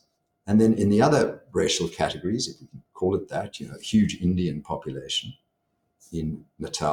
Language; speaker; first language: English; native; English